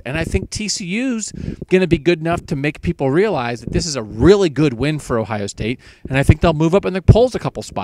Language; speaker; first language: English; native; English